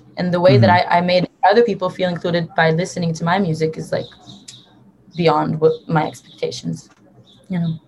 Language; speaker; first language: English; early bilingual, other home language; Hebrew